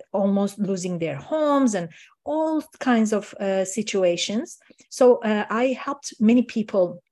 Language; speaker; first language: English; non-native, fluent; Turkish